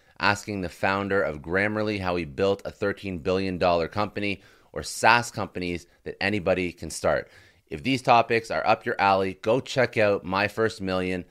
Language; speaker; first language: English; native; English